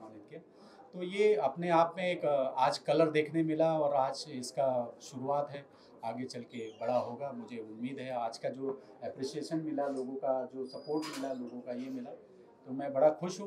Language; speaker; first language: Hindi; native; Hindi